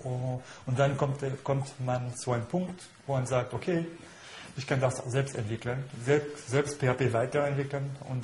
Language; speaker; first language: German; non-native, fluent; French